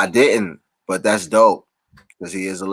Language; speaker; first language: English; native; English